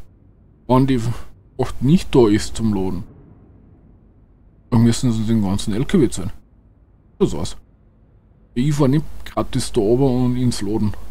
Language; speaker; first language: German; native; German